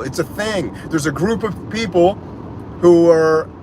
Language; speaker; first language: English; native; English